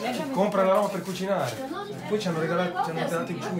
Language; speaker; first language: Italian; native; Italian